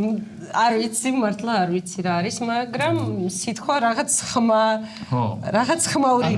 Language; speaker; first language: Georgian; non-native, fluent; Russian